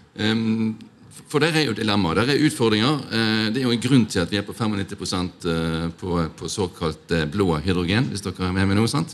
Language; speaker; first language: Norwegian; native; Norwegian